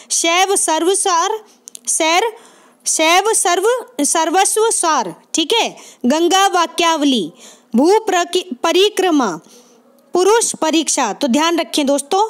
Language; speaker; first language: Hindi; native; Hindi